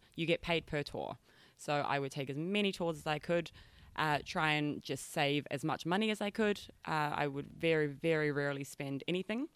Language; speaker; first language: English; native; English